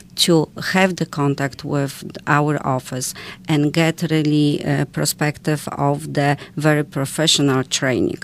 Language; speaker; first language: English; non-native, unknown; Polish